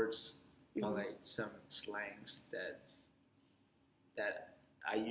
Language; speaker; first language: English; non-native, fluent; Vietnamese